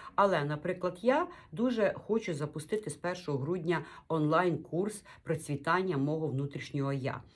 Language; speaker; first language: Ukrainian; non-native, local second language; Russian